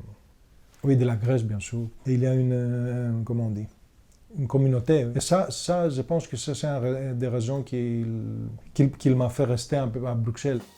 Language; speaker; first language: French; non-native, fluent; Greek